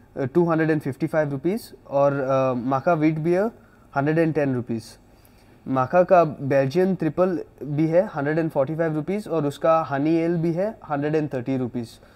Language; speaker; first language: Hindi; non-native, local second language; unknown